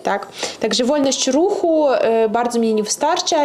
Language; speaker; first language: Polish; non-native, fluent; Russian